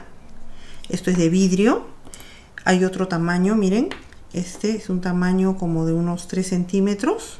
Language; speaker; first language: Spanish; native; Spanish